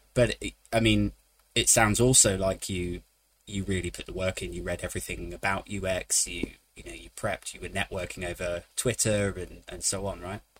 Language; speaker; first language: English; native; English